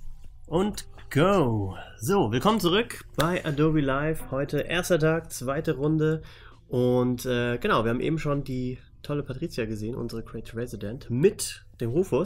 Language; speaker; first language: German; native; German